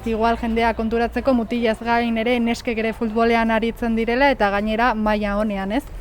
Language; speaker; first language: Basque; native; Basque